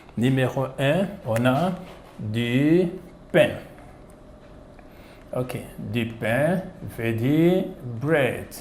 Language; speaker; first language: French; non-native, fluent; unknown